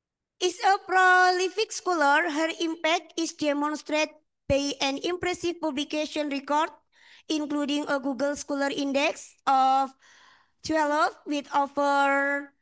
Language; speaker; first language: English; non-native, fluent; Indonesian